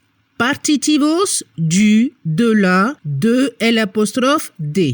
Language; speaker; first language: Spanish; non-native, fluent; French